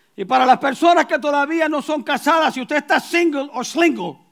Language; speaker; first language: Spanish; early bilingual, heritage; Spanish